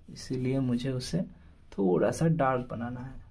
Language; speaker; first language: Hindi; non-native, local second language; Bangla